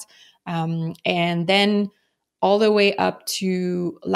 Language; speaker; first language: English; non-native, fluent; French